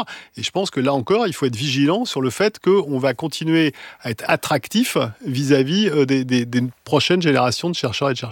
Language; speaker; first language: French; native; French